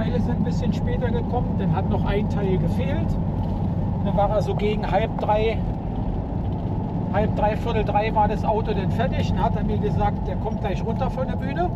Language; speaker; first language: German; native; German